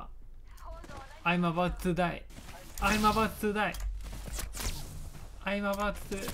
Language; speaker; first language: English; non-native, learner; Japanese